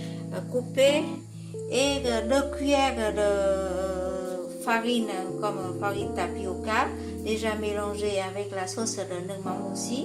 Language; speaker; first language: French; non-native, learner; Vietnamese